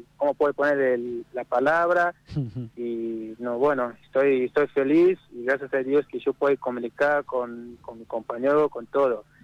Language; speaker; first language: Spanish; non-native, fluent; English